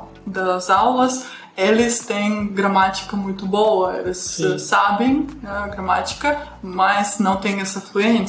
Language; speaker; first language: Portuguese; non-native, fluent; Russian